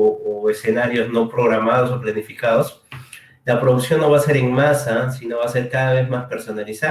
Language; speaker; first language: Spanish; native; Spanish